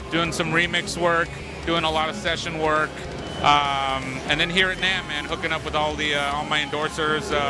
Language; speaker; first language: English; early bilingual, other home language; Spanish